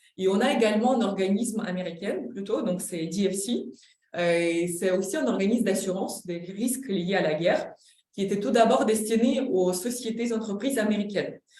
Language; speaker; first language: French; non-native, fluent; Ukrainian